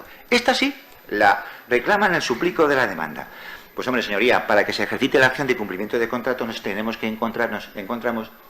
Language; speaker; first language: Spanish; native; Spanish